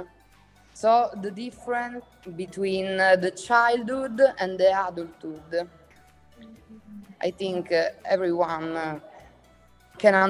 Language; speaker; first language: English; non-native, learner; Italian